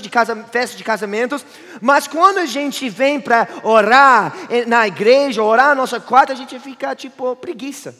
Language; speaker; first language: Portuguese; non-native, fluent; English